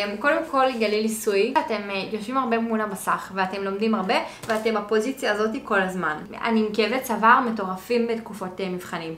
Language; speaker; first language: Hebrew; native; Hebrew